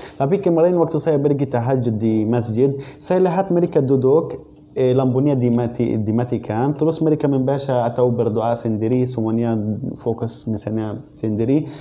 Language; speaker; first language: Malay; non-native, fluent; Arabic